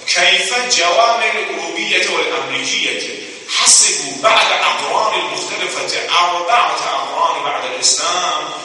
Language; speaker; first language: Arabic; non-native, learner; Persian